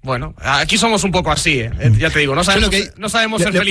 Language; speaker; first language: Spanish; native; Spanish